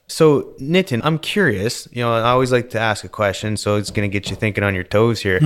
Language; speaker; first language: English; native; English